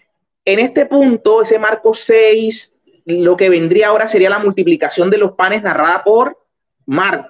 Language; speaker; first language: Spanish; native; Spanish